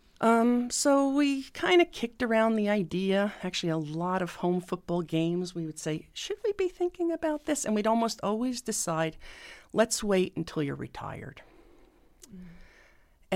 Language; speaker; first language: English; native; English